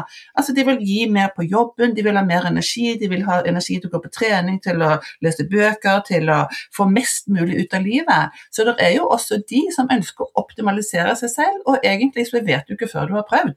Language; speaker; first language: Norwegian; native; Norwegian